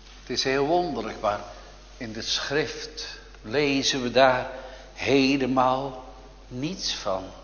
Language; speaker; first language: Dutch; native; Dutch